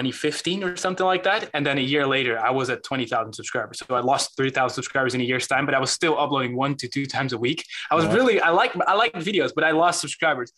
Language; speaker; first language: English; non-native, fluent; Dutch